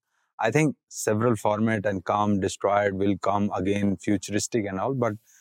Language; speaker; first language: English; non-native, local second language; Bhojpuri